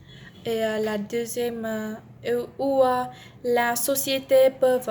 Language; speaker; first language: French; non-native, learner; Vietnamese